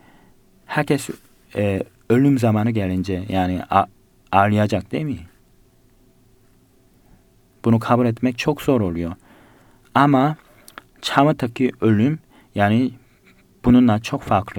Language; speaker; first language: Turkish; non-native, fluent; Korean